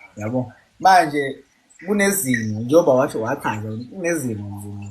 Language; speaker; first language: Zulu; native; Zulu